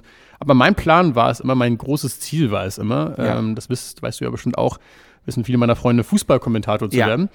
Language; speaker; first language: German; native; German